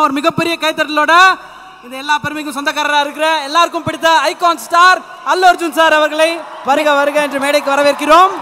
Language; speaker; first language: Tamil; native; Tamil